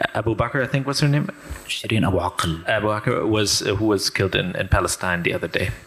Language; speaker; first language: English; non-native, fluent; Croatian